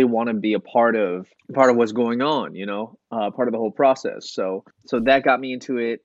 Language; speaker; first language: English; native; English